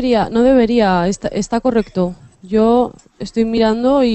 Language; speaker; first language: Spanish; native; Spanish